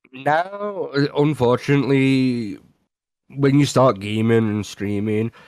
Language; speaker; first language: English; native; English